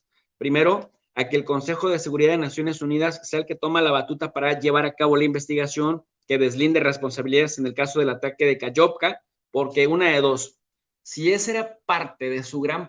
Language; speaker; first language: Spanish; native; Spanish